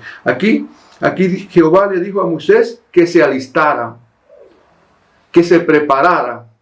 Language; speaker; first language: Spanish; native; Spanish